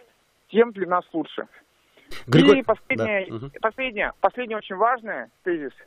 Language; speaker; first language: Russian; native; Russian